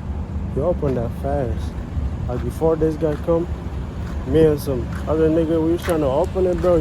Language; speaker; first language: English; native; English